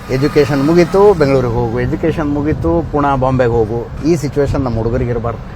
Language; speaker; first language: Kannada; native; Kannada